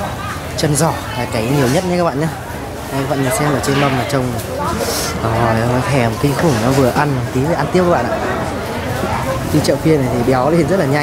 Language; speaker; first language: Vietnamese; native; Vietnamese